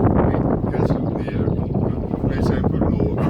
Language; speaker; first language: French; non-native, fluent; English